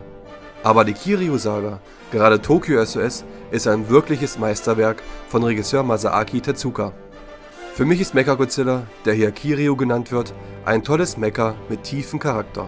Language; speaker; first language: German; native; German